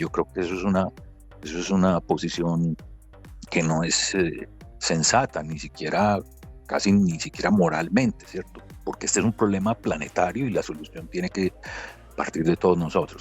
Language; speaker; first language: Spanish; native; Spanish